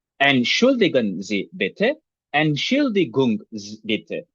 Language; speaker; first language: German; non-native, fluent; Turkish